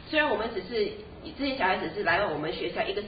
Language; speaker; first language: Chinese; native; Chinese